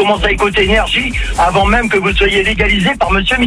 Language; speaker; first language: French; native; French